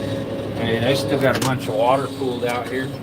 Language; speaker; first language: English; native; English